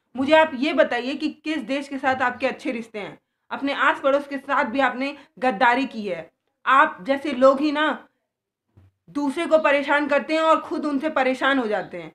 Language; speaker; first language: Hindi; native; Hindi